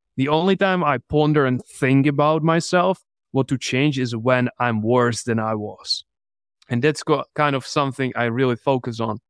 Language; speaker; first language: English; non-native, fluent; Czech